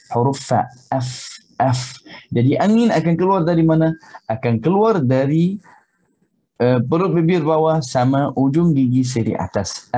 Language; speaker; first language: Malay; non-native, fluent; Arabic